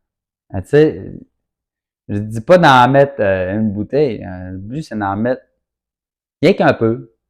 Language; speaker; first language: French; native; French